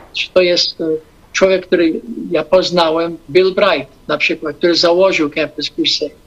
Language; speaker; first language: Polish; non-native, fluent; English